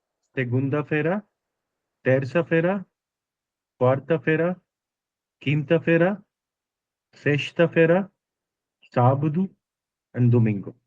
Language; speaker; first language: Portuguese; non-native, learner; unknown